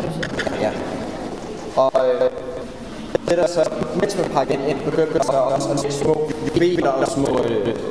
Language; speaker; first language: Danish; native; Danish